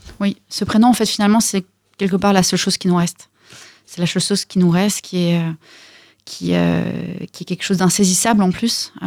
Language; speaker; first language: French; early bilingual, other home language; Russian